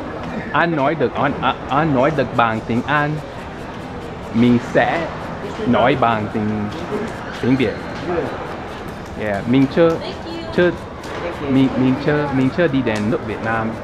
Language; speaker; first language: Vietnamese; non-native, learner; English